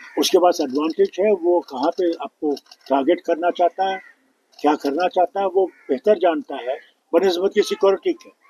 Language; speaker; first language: Urdu; non-native, local second language; Kashmiri